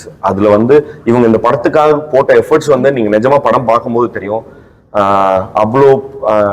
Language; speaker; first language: Tamil; native; Tamil